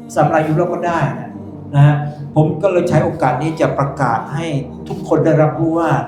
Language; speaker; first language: Thai; non-native, local second language; Pattani Malay